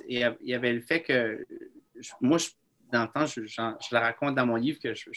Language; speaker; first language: French; native; French